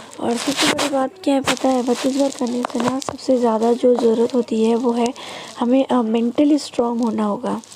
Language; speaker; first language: Hindi; non-native, local second language; Bangla